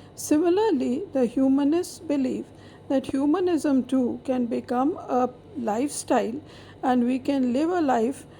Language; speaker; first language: English; non-native, local second language; Hindi